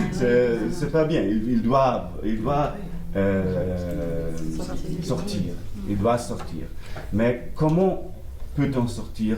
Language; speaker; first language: French; non-native, learner; German